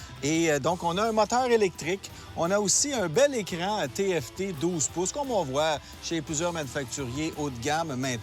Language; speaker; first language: French; native; French